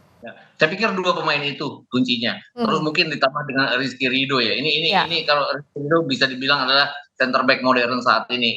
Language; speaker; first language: Indonesian; native; Indonesian